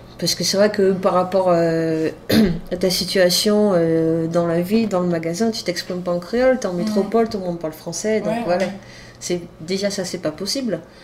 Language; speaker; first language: French; native; French